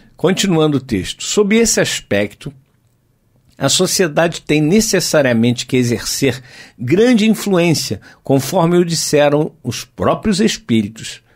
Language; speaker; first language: Portuguese; native; Portuguese